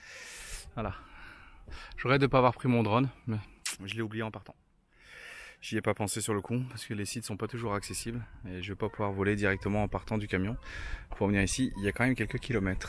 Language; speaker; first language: French; native; French